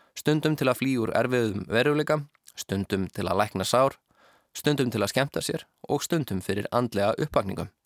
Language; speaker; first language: Icelandic; native; Icelandic